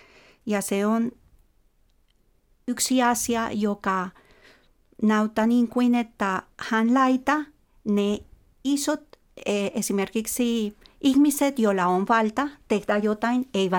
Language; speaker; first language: Finnish; non-native, fluent; Spanish